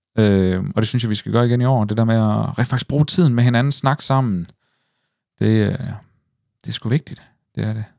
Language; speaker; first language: Danish; native; Danish